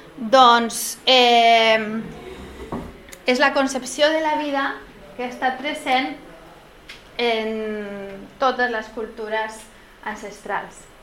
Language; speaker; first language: Catalan; non-native, local second language; Spanish